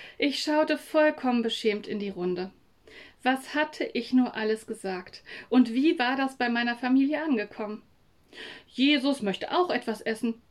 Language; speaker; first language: German; native; German